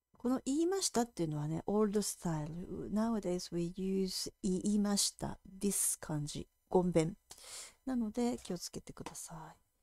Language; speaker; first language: Japanese; native; Japanese